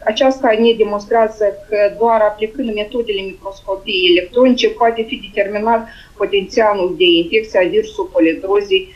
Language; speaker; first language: Romanian; native; Romanian